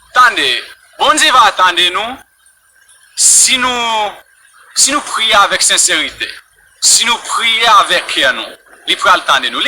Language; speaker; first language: Haitian Creole; non-native, fluent; English